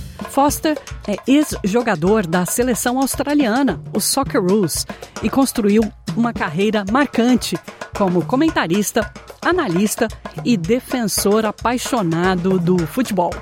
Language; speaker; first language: Portuguese; native; Portuguese